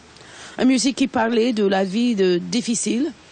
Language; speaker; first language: French; non-native, fluent; English